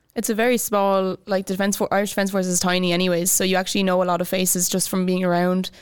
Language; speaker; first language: English; native; English